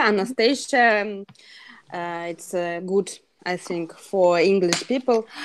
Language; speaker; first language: English; non-native, learner; Russian